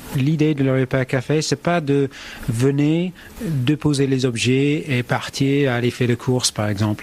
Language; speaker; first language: French; non-native, fluent; English